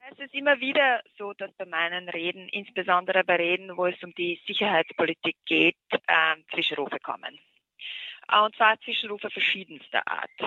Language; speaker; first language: German; early bilingual, other home language; Bosnian